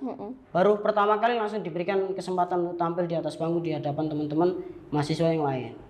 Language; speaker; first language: Indonesian; non-native, local second language; Javanese